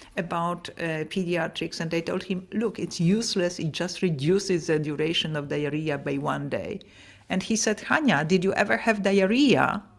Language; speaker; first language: English; non-native, fluent; Polish